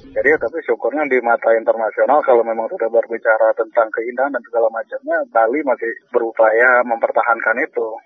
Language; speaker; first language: Indonesian; native; Indonesian